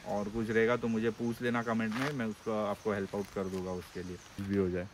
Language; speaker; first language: Hindi; non-native, local second language; Marathi